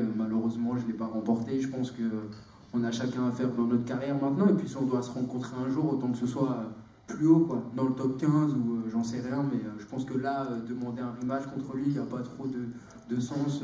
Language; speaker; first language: French; native; French